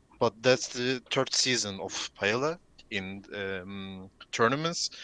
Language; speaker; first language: English; non-native, learner; Turkish